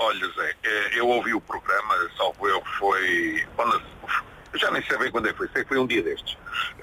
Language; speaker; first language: Portuguese; native; Portuguese